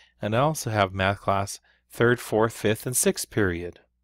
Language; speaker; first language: English; native; English